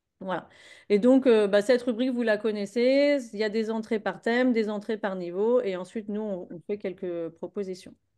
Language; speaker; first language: French; native; French